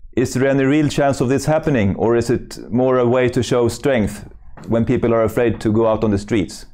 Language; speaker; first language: English; non-native, fluent; Swedish